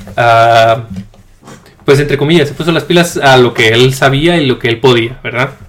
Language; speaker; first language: Spanish; early bilingual, heritage; Spanish